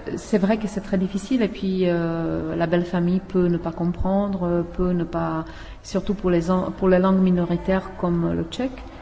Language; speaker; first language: French; non-native, fluent; Czech